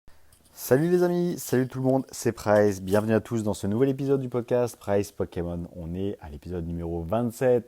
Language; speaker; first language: French; native; French